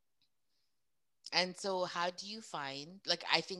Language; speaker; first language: English; native; English